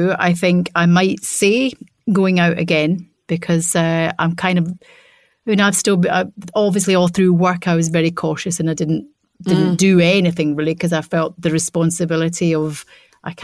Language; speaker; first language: English; native; English